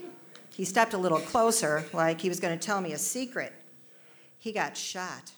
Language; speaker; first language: English; native; English